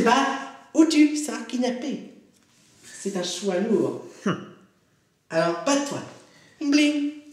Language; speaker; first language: French; native; French